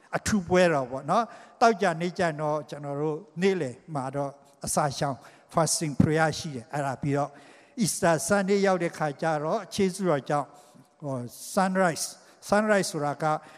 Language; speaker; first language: Burmese; non-native, local second language; Hakha Chin